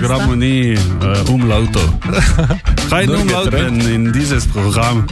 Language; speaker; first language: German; non-native, learner; Slovenian